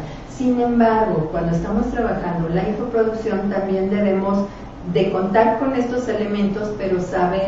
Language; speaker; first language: Spanish; native; Spanish